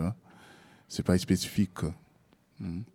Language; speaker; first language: French; non-native, learner; Portuguese